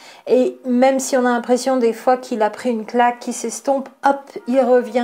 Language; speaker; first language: French; native; French